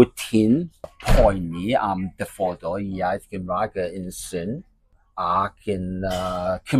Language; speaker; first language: Welsh; non-native, learner; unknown